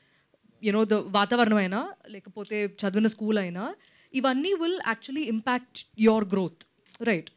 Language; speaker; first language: Telugu; non-native, local second language; Malayalam